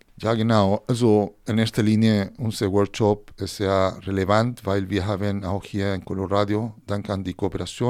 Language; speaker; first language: German; non-native, fluent; Spanish